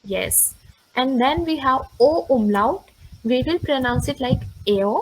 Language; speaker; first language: English; non-native, local second language; Hindi